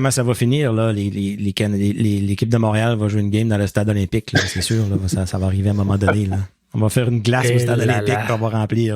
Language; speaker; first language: French; native; French